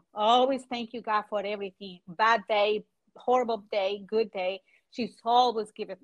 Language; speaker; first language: English; non-native, fluent; Spanish